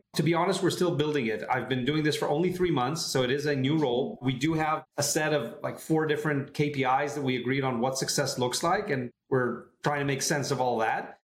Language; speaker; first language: English; non-native, fluent; Hebrew